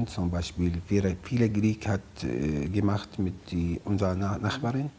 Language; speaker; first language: German; non-native, learner; Arabic